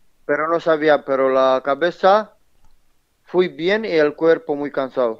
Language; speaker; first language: Spanish; non-native, learner; Romanian